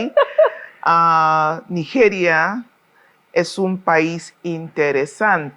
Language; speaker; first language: Spanish; non-native, fluent; English